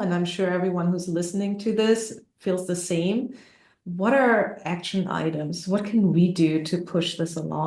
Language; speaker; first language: English; non-native, fluent; German